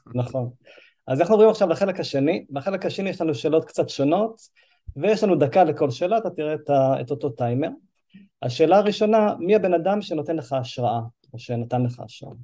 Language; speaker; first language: Hebrew; native; Hebrew